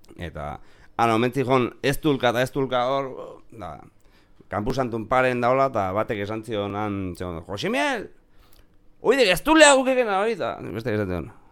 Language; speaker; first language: Basque; native; Basque